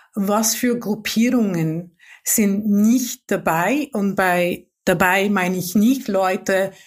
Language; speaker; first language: German; non-native, fluent; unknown